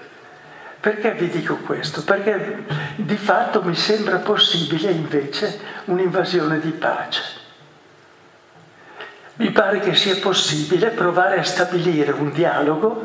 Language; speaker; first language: Italian; native; Italian